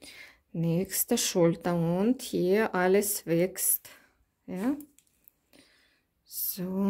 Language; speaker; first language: German; non-native, learner; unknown